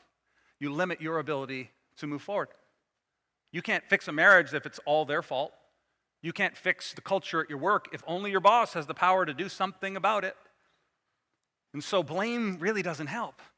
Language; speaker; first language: English; native; English